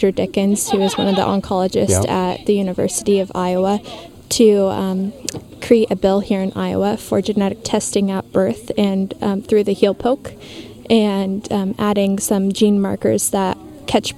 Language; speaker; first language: English; native; English